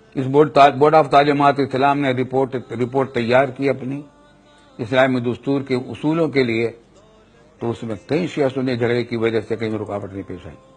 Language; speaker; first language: Urdu; native; Urdu